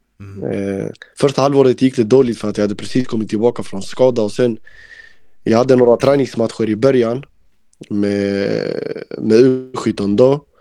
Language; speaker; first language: Swedish; early bilingual, other home language; Albanian